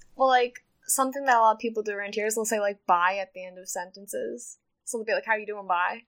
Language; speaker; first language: English; native; English